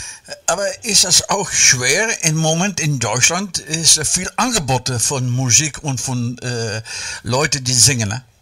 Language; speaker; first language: German; non-native, learner; Dutch